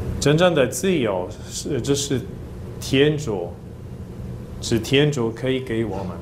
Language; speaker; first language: Chinese; non-native, fluent; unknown